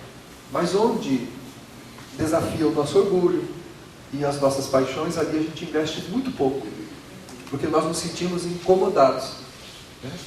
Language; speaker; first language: Portuguese; native; Portuguese